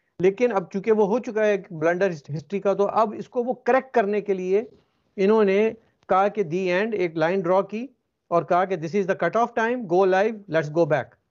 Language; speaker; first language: Urdu; native; Urdu